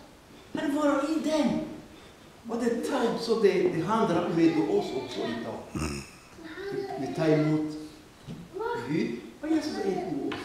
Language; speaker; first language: Swedish; non-native, fluent; Rundi